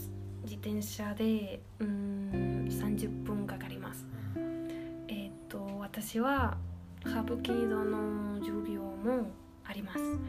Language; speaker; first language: Japanese; non-native, learner; Spanish